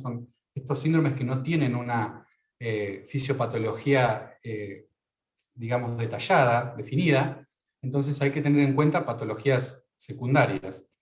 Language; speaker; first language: Spanish; native; Spanish